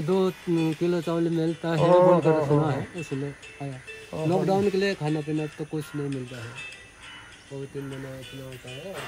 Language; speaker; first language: Hindi; non-native, local second language; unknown